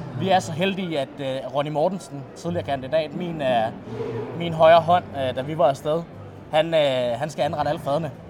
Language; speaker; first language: Danish; native; Danish